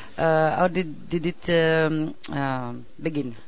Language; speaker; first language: English; non-native, learner; French